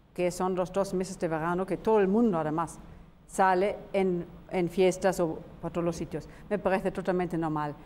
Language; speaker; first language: Spanish; non-native, fluent; German